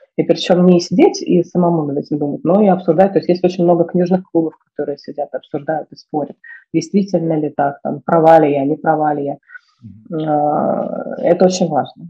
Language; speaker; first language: Russian; native; Russian